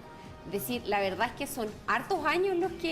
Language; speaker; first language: Spanish; native; Spanish